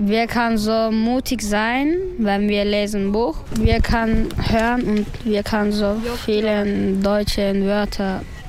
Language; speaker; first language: German; non-native, learner; Turkish